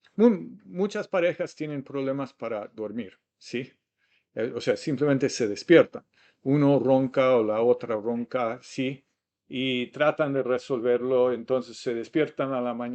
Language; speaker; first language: Spanish; non-native, fluent; English